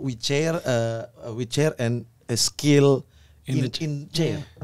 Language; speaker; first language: English; non-native, learner; Indonesian